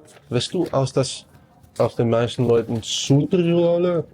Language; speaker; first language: German; non-native, learner; Dutch